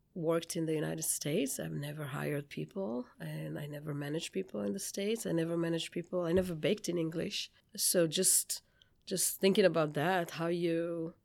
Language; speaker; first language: English; non-native, fluent; Hebrew